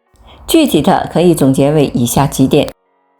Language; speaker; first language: Chinese; native; Chinese